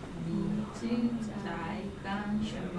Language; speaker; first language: Chinese; non-native, learner; Korean